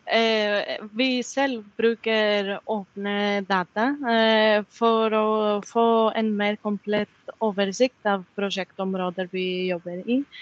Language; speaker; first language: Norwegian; non-native, fluent; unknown